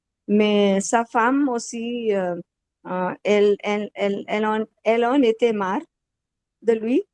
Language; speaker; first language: French; non-native, learner; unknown